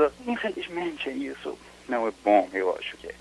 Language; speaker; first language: Portuguese; non-native, learner; Persian